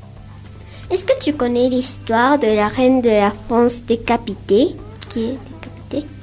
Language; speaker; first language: French; non-native, learner; Spanish